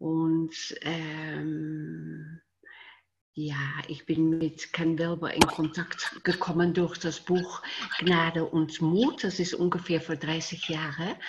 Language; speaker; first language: German; non-native, fluent; Dutch